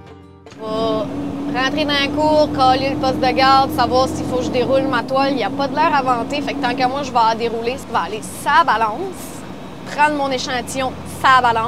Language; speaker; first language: French; native; French